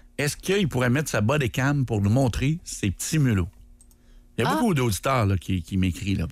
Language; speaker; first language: French; native; French